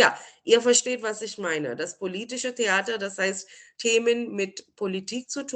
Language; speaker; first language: German; non-native, fluent; Marathi